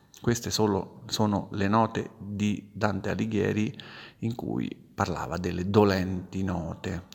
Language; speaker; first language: Italian; native; Italian